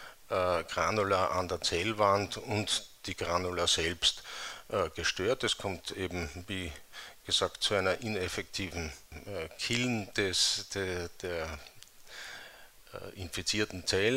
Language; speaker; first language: German; native; German